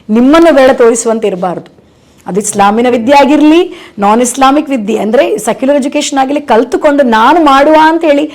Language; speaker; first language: Kannada; non-native, local second language; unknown